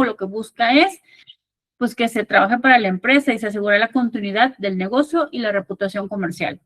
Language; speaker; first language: Spanish; native; Spanish